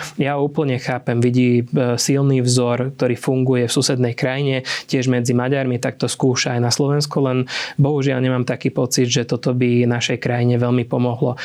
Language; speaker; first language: Slovak; non-native, local second language; Hungarian